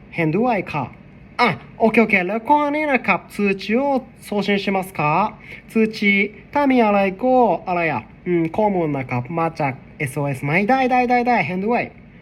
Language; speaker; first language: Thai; non-native, learner; Japanese